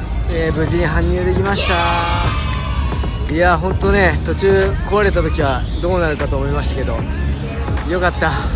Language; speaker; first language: Japanese; native; Japanese